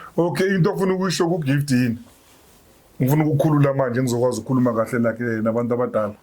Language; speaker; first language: Zulu; native; Zulu